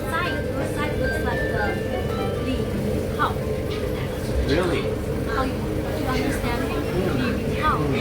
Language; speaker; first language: English; non-native, learner; Chinese